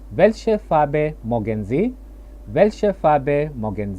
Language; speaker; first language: German; non-native, learner; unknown